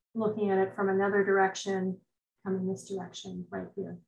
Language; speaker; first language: English; native; English